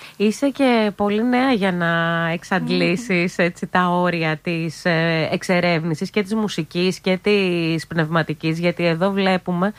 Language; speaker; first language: Greek; native; Greek